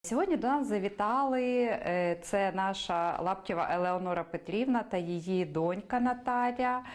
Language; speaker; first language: Ukrainian; native; Ukrainian